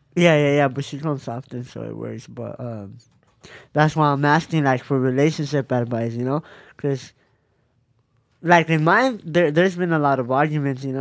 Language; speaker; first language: English; early bilingual, other home language; Spanish